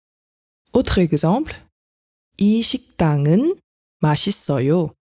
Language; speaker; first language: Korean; non-native, fluent; French